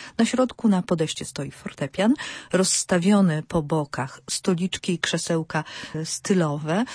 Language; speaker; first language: Polish; native; Polish